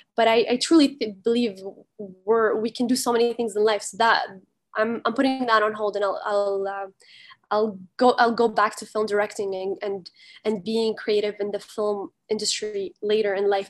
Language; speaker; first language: English; early bilingual, heritage; Arabic